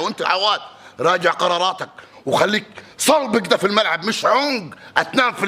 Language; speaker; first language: Arabic; native; Arabic